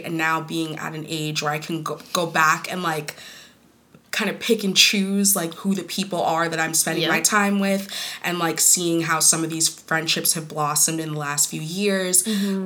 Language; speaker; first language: English; native; English